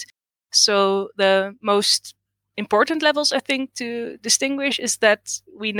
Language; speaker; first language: English; non-native, fluent; Dutch